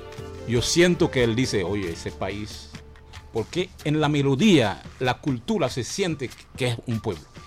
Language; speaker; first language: Spanish; non-native, fluent; Haitian Creole